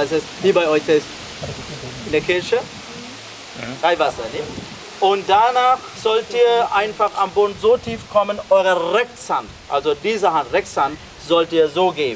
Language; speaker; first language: German; non-native, fluent; Sinhala